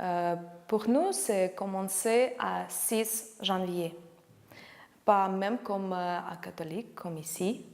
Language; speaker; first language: French; non-native, learner; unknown